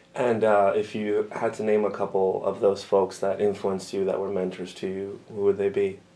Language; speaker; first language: English; native; English